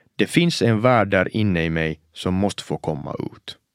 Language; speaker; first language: Swedish; native; Swedish